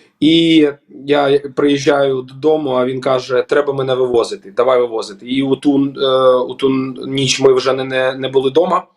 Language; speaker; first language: Ukrainian; non-native, local second language; Russian